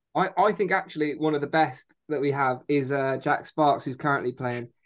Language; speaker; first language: English; native; English